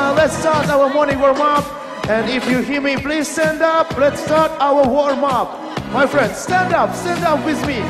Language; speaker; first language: English; non-native, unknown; Russian